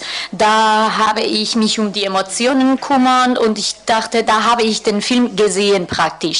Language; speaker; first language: German; non-native, fluent; Spanish